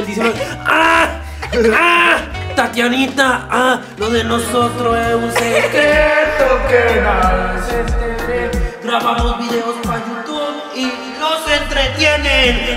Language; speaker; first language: Spanish; native; Spanish